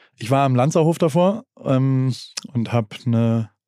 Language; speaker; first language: German; native; German